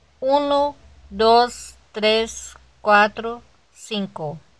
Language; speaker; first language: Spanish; non-native, learner; Portuguese